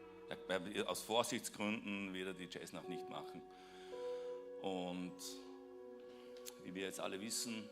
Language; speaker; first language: German; native; German